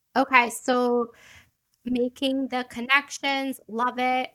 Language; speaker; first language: English; early bilingual, other home language; Italian